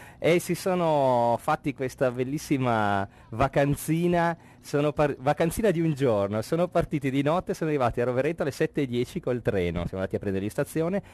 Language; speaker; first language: Italian; native; Italian